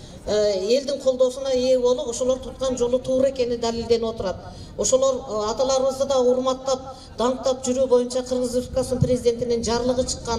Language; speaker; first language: Kyrgyz; native; Kyrgyz